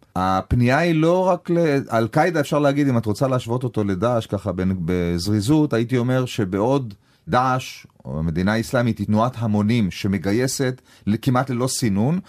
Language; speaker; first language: Hebrew; native; Hebrew